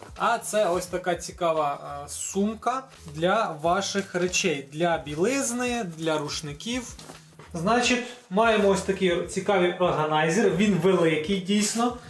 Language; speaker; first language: Ukrainian; non-native, local second language; Russian